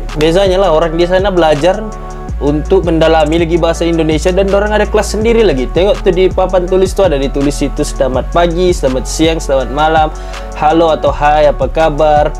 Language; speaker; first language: Malay; native; Malay